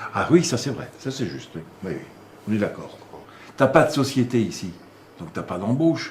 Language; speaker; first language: French; native; French